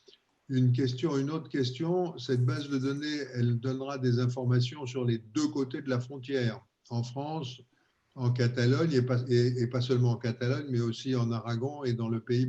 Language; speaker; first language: French; native; French